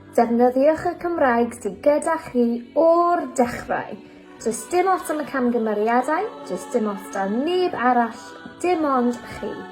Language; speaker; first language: Welsh; non-native, local second language; English